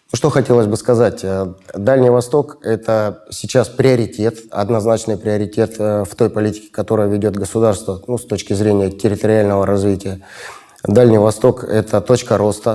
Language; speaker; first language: Russian; native; Russian